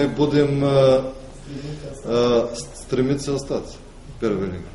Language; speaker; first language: Russian; non-native, fluent; Bulgarian